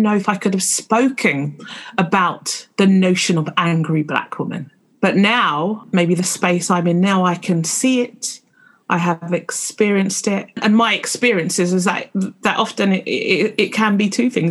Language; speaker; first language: English; native; English